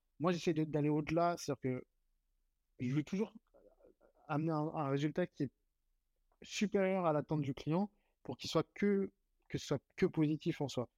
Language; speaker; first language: French; native; French